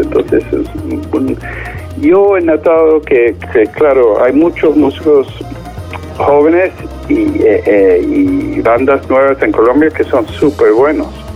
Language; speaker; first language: Spanish; non-native, fluent; English